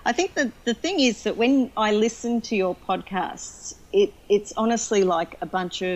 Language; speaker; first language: English; native; English